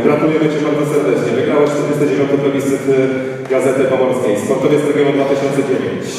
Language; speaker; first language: Polish; native; Polish